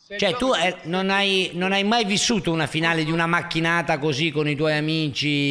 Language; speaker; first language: Italian; native; Italian